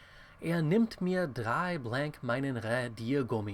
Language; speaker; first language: German; non-native, fluent; English